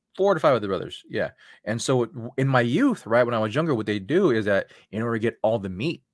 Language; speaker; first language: English; early bilingual, other home language; Filipino